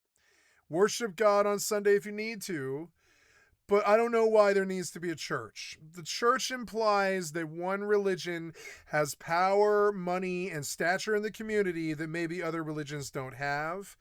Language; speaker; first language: English; native; English